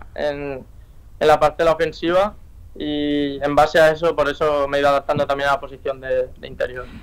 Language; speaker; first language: Spanish; native; Spanish